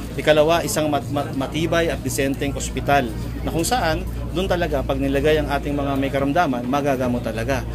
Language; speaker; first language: Filipino; native; Filipino